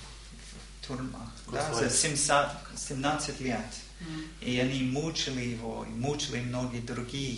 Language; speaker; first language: Russian; non-native, learner; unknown